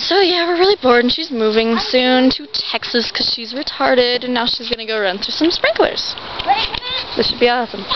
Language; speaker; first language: English; native; English